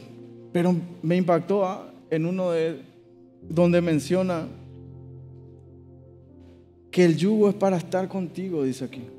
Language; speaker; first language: Spanish; native; Spanish